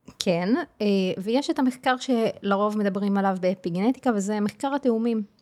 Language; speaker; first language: Hebrew; non-native, local second language; Arabic